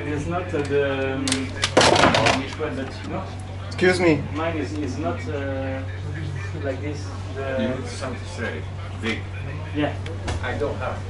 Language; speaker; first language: English; non-native, learner; German